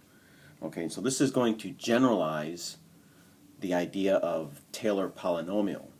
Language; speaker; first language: English; native; English